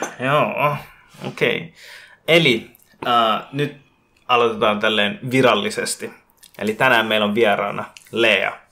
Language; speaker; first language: Finnish; early bilingual, other home language; Bangla